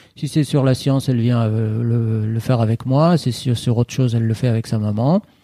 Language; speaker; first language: French; non-native, fluent; Persian